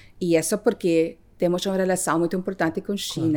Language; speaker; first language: Portuguese; non-native, learner; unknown